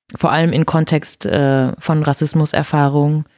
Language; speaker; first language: German; non-native, fluent; Portuguese